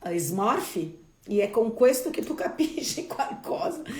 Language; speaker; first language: Italian; non-native, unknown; Portuguese